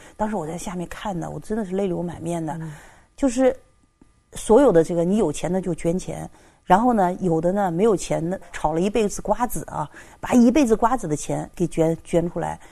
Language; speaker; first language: Chinese; native; Chinese